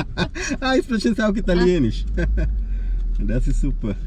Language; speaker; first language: German; non-native, learner; Sinhala